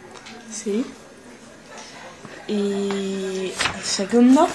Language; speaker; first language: Spanish; non-native, learner; English